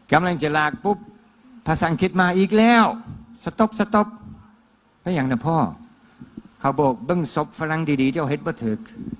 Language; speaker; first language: Thai; non-native, fluent; English